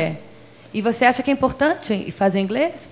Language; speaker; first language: Portuguese; native; Portuguese